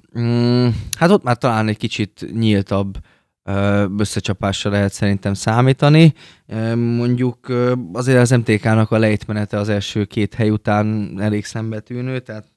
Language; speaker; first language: Hungarian; native; Hungarian